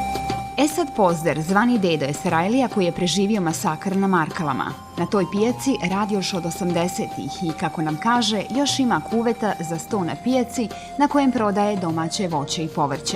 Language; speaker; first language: Bosnian; native; Bosnian